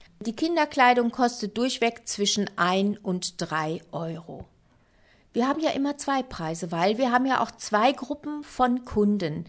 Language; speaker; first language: German; native; German